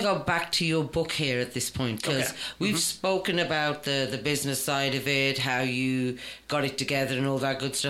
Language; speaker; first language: English; native; English